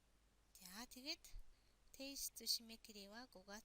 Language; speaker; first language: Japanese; non-native, fluent; Mongolian